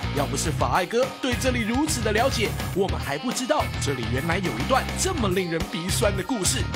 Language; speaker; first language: Chinese; native; Chinese